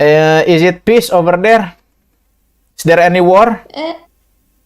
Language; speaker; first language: English; non-native, learner; Indonesian